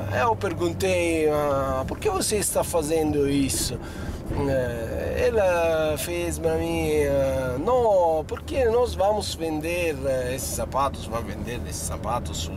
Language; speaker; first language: Portuguese; non-native, fluent; Italian